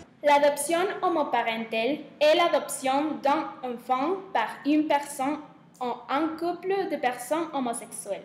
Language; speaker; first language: French; non-native, learner; Spanish